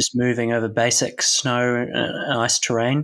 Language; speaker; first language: English; native; English